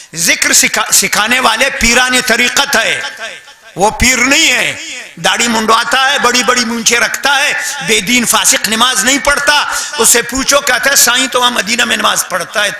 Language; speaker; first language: Urdu; non-native, local second language; Brahui